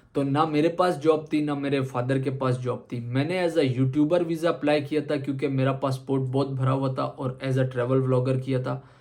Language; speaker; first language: Urdu; native; Urdu